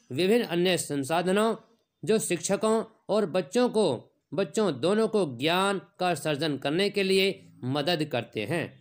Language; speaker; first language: Hindi; native; Hindi